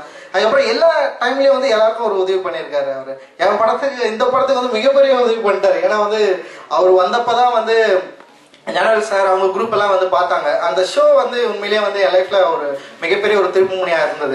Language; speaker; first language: Tamil; native; Tamil